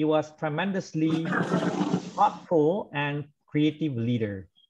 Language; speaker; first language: English; non-native, fluent; Indonesian